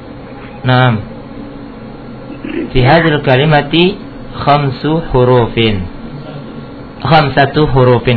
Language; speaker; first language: Arabic; non-native, fluent; Indonesian